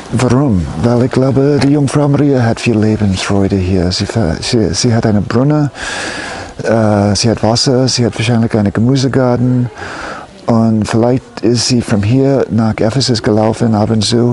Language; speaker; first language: German; non-native, fluent; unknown